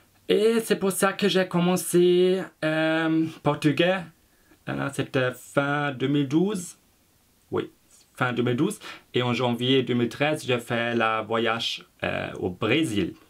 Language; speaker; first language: French; non-native, fluent; German